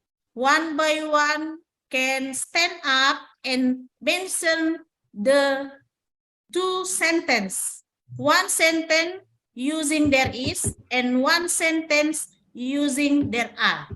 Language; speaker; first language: English; non-native, learner; Indonesian